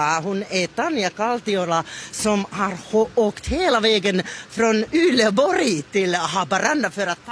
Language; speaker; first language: Swedish; non-native, fluent; Finnish